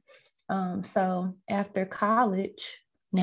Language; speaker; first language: English; native; English